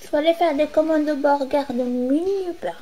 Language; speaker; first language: French; non-native, learner; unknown